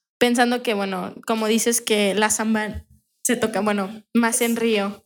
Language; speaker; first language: Spanish; native; Spanish